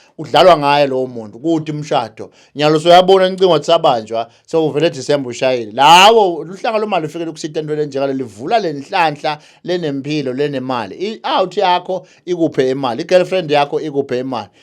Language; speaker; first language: Zulu; native; Zulu